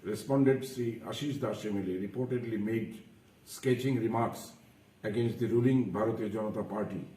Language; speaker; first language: English; non-native, local second language; Bangla